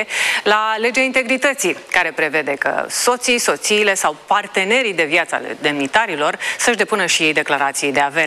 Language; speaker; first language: Romanian; native; Romanian